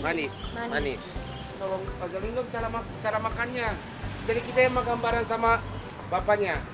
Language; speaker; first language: Indonesian; non-native, fluent; Japanese